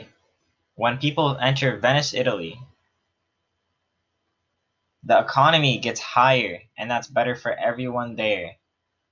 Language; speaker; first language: English; native; English